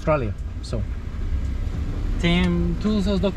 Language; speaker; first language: Portuguese; non-native, learner; English